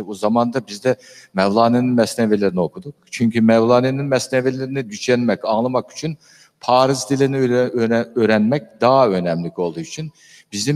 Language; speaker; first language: Turkish; non-native, learner; Uyghur